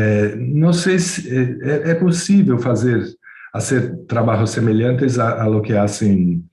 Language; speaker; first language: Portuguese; non-native, fluent; Spanish